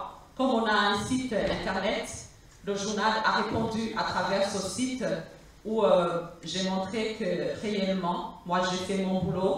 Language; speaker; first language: French; non-native, local second language; Rundi